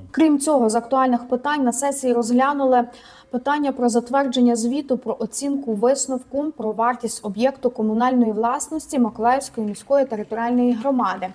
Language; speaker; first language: Ukrainian; native; Ukrainian